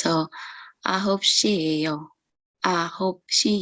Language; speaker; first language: Korean; non-native, local second language; Filipino